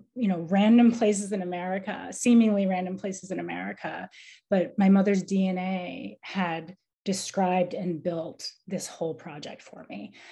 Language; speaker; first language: English; native; English